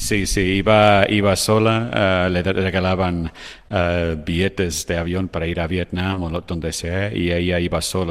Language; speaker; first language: Spanish; non-native, fluent; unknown